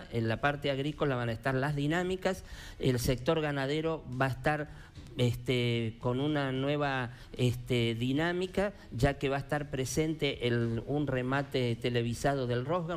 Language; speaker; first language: Spanish; native; Spanish